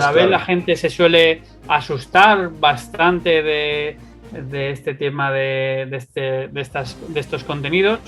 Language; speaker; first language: Spanish; native; Spanish